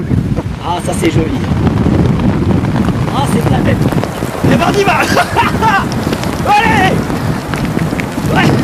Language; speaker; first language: French; native; French